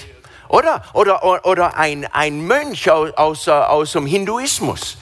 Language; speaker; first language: German; non-native, fluent; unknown